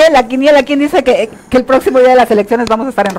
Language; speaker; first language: Spanish; native; Spanish